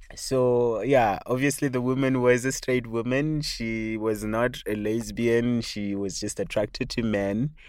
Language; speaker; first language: English; non-native, local second language; Shona